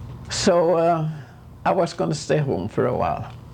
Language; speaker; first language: English; non-native, fluent; Swedish